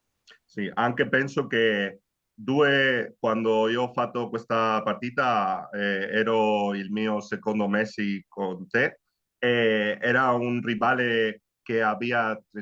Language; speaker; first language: Italian; non-native, learner; Spanish